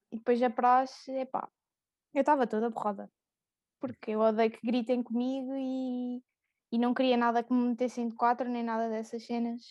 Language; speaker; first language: Portuguese; native; Portuguese